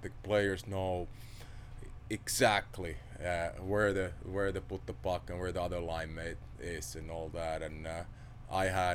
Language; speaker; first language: English; non-native, fluent; Finnish